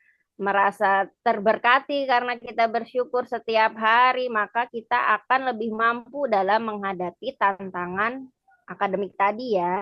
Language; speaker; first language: Indonesian; native; Indonesian